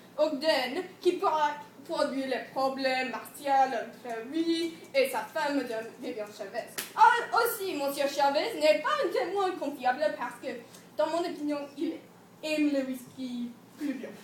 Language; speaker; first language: French; non-native, learner; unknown